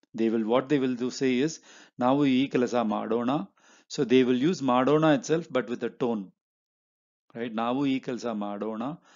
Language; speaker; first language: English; non-native, local second language; Hindi